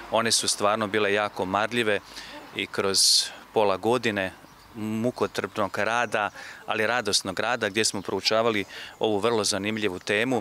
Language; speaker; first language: Croatian; native; Croatian